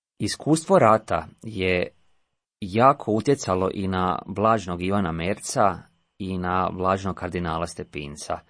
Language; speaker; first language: Croatian; native; Croatian